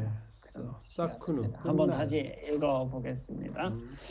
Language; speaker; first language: Korean; non-native, fluent; Nepali